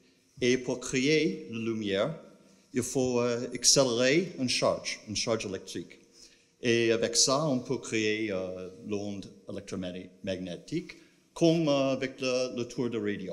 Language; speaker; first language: French; non-native, fluent; English